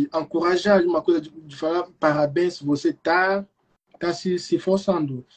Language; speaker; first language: Portuguese; non-native, fluent; Lingala